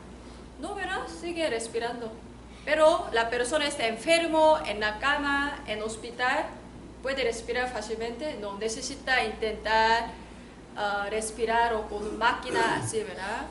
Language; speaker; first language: Spanish; non-native, learner; Korean